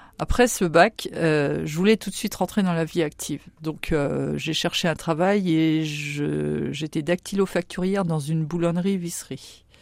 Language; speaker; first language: French; native; French